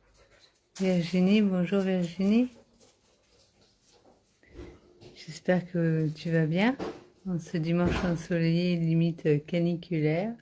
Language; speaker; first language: French; native; French